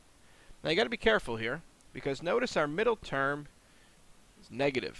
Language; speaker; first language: English; native; English